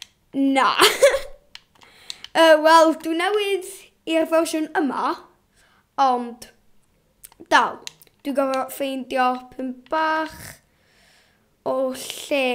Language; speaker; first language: Welsh; non-native, local second language; English